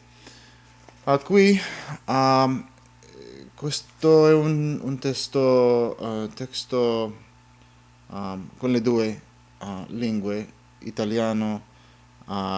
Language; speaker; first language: Italian; non-native, learner; English